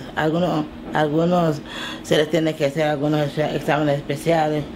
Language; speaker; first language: Spanish; early bilingual, other home language; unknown